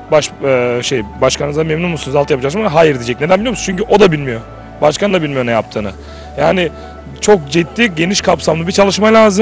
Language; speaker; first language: Turkish; native; Turkish